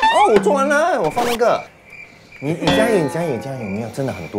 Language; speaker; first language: Chinese; native; Chinese